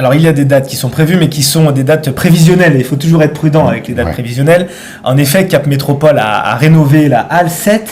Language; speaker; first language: French; native; French